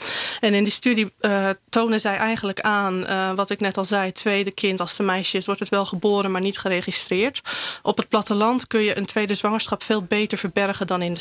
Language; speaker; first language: Dutch; native; Dutch